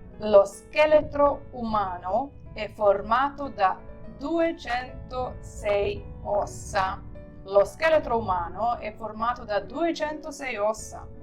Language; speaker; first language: Italian; non-native, fluent; Ukrainian